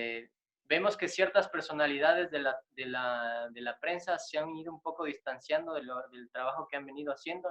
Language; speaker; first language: Spanish; native; Spanish